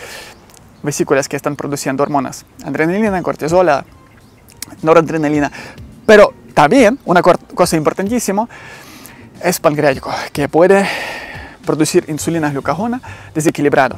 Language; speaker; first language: Spanish; non-native, learner; Ukrainian